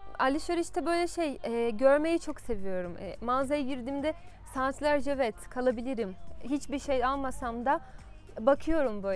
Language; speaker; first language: Turkish; non-native, fluent; Portuguese